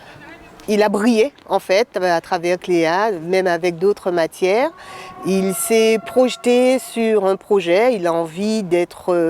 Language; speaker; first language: French; native; French